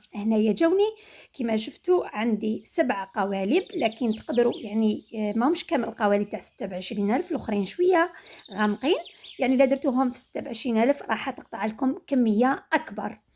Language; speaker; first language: Arabic; native; Arabic